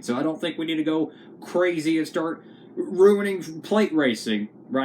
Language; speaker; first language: English; native; English